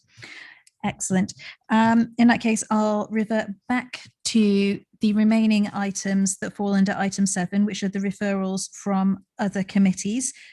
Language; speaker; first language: English; native; English